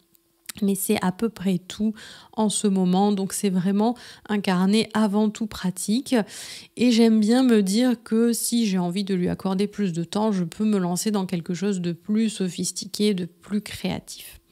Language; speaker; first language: French; native; French